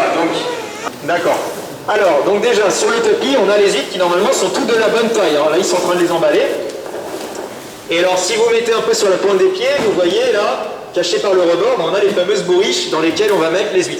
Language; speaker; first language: French; native; French